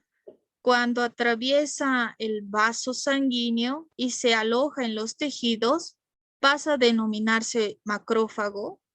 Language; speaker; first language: Spanish; native; Spanish